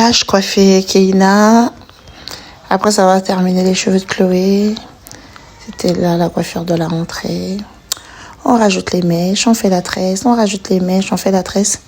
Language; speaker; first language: French; native; French